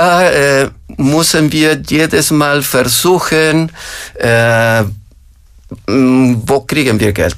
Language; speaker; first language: German; non-native, fluent; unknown